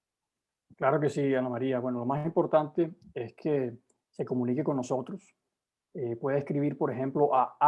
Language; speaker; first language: Spanish; native; Spanish